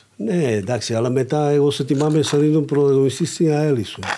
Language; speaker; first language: Greek; non-native, learner; Slovak